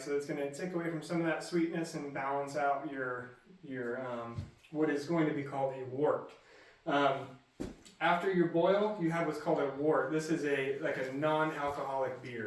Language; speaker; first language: English; native; English